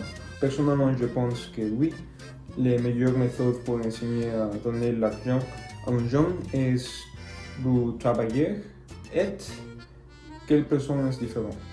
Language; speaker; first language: French; non-native, learner; Spanish